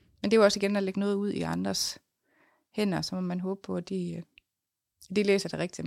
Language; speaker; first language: Danish; native; Danish